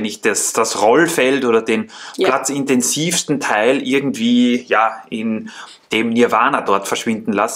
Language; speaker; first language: German; native; German